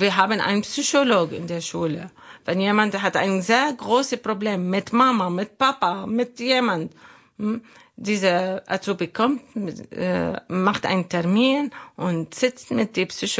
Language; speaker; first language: German; non-native, learner; Arabic